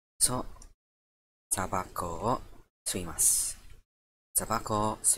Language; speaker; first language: Japanese; non-native, learner; English